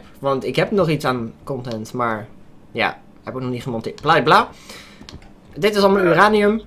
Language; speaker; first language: Dutch; native; Dutch